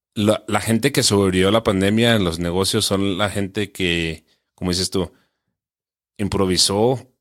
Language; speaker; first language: Spanish; early bilingual, heritage; Spanish